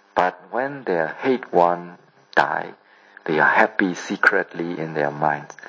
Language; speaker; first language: English; non-native, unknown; Burmese